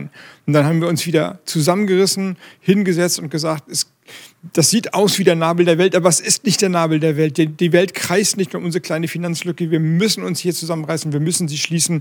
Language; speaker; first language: German; native; German